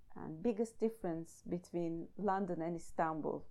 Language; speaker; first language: English; non-native, fluent; Turkish